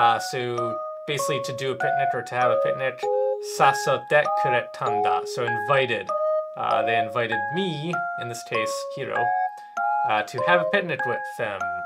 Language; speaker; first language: English; native; English